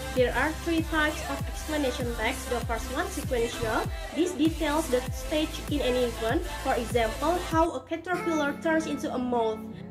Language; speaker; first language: English; non-native, fluent; Indonesian